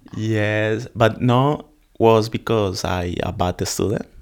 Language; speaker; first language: English; non-native, learner; Spanish